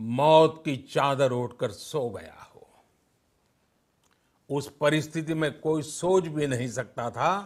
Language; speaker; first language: Hindi; non-native, local second language; Gujarati